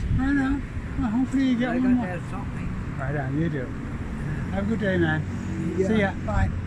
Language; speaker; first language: English; native; English